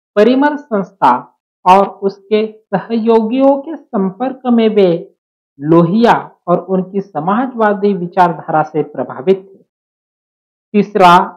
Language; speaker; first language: Hindi; non-native, local second language; Marathi